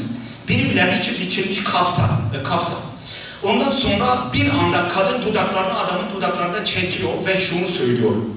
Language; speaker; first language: Turkish; native; Turkish